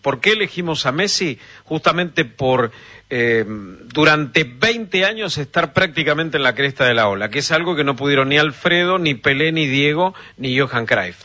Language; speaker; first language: Spanish; native; Spanish